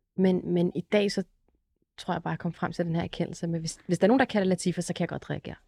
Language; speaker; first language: Danish; early bilingual, other home language; Arabic